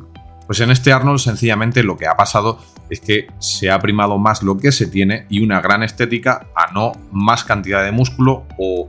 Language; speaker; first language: Spanish; native; Spanish